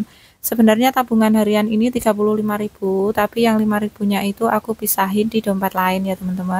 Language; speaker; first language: Indonesian; native; Indonesian